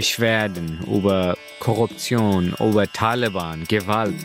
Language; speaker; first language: German; non-native, learner; Persian